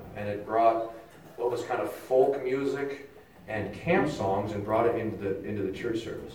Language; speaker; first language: English; native; English